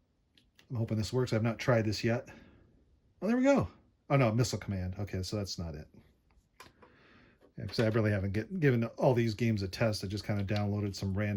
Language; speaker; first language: English; native; English